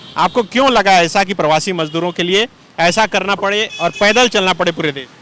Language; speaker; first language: Hindi; native; Hindi